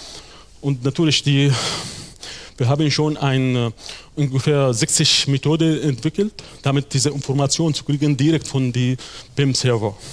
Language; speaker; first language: German; non-native, fluent; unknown